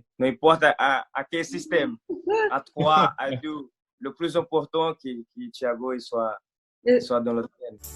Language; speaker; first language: French; non-native, fluent; Portuguese